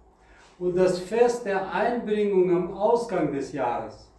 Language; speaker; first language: German; non-native, fluent; Russian